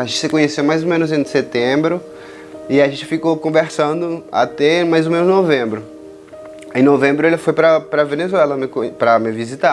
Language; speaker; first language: Portuguese; non-native, fluent; Spanish